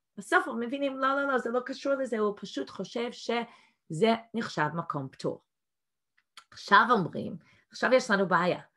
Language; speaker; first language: Hebrew; non-native, fluent; English